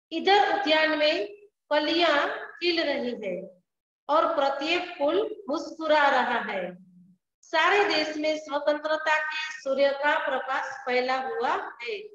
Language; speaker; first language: Hindi; non-native, local second language; Gujarati